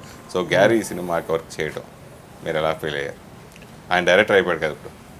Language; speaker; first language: Telugu; native; Telugu